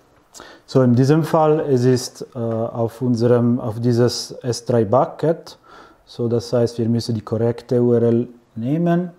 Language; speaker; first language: German; non-native, fluent; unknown